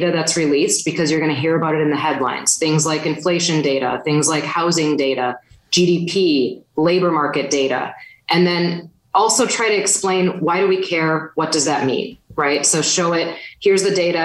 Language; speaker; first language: English; native; English